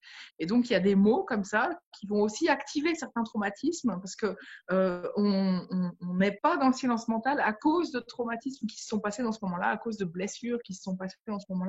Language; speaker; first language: French; native; French